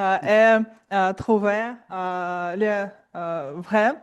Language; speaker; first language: French; non-native, learner; Russian